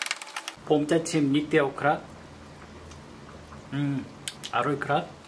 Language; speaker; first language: Thai; non-native, learner; Korean